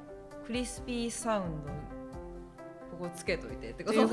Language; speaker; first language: Japanese; native; Japanese